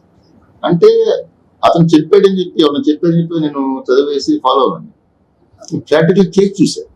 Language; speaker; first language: Telugu; native; Telugu